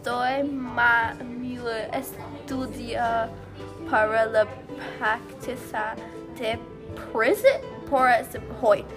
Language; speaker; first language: Spanish; non-native, learner; English